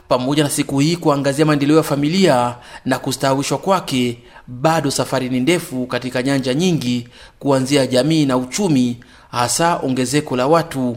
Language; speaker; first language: Swahili; non-native, local second language; Rundi